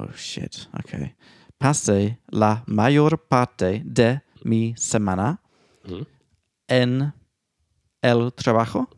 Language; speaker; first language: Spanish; non-native, learner; English